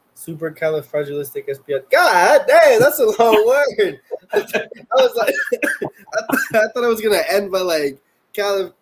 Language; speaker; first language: English; non-native, fluent; Spanish